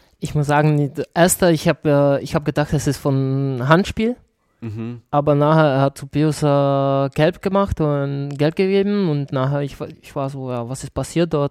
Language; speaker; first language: German; non-native, learner; Czech